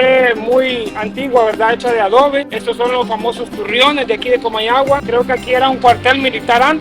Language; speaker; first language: Spanish; native; Spanish